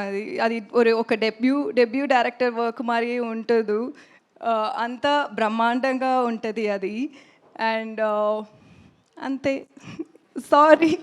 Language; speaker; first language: Telugu; non-native, learner; Tamil